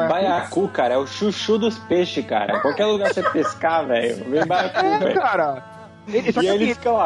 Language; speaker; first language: Portuguese; native; Portuguese